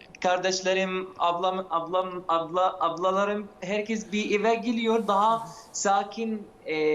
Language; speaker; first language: Turkish; non-native, fluent; Arabic